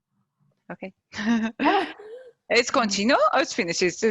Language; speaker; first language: English; non-native, learner; Portuguese